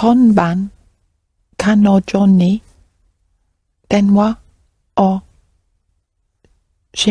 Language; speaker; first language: Japanese; non-native, learner; English